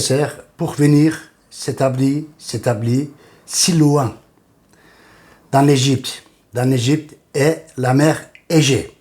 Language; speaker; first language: French; non-native, fluent; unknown